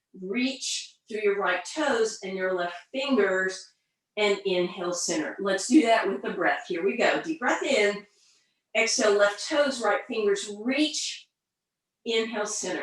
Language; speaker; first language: English; native; English